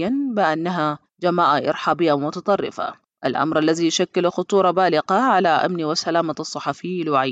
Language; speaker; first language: Arabic; native; Arabic